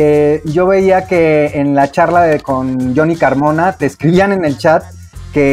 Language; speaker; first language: Spanish; native; Spanish